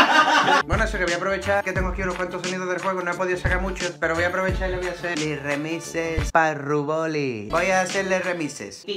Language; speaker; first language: Spanish; native; Spanish